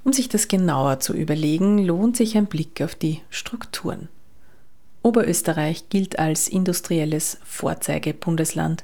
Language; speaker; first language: German; native; German